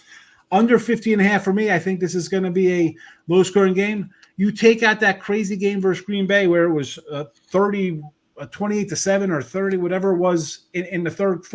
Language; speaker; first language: English; native; English